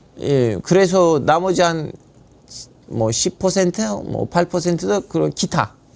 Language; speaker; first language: Korean; non-native, fluent; Kurdish